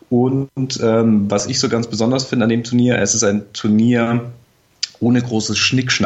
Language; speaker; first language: German; native; German